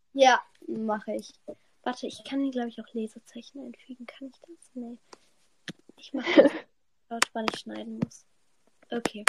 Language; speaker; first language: German; native; German